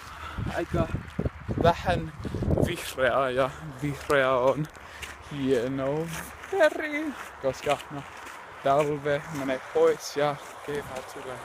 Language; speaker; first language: Finnish; non-native, learner; English